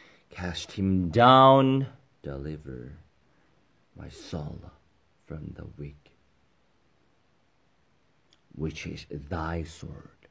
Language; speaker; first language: English; non-native, learner; Korean